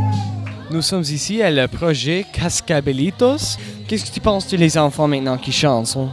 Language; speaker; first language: French; non-native, local second language; English